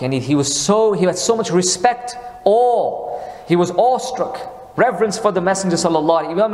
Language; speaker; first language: English; early bilingual, other home language; Hindi